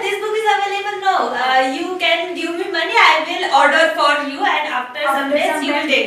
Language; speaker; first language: English; non-native, learner; Hindi